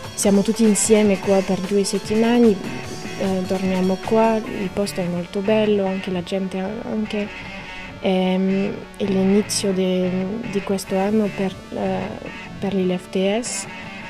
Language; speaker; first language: Italian; non-native, learner; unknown